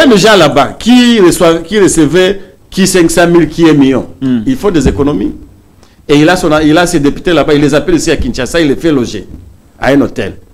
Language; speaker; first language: French; non-native, local second language; Swahili